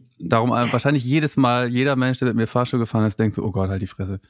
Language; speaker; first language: German; native; German